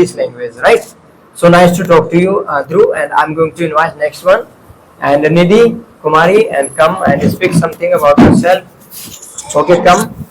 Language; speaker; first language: English; non-native, fluent; Hindi